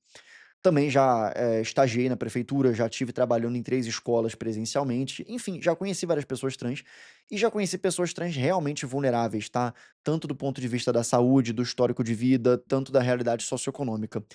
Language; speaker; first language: Portuguese; native; Portuguese